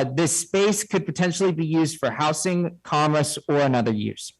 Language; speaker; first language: English; native; English